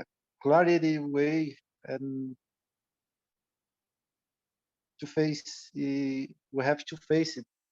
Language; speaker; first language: English; non-native, learner; Portuguese